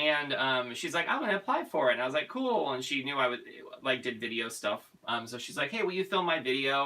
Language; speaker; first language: English; native; English